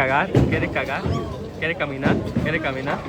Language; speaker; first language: Spanish; early bilingual, heritage; Spanish